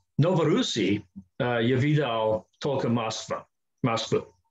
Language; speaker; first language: Russian; non-native, learner; English